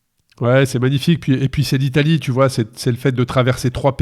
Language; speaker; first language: French; native; French